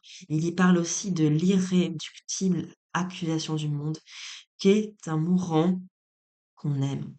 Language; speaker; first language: French; native; French